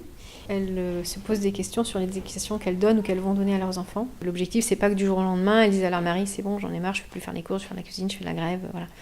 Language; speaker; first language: French; native; French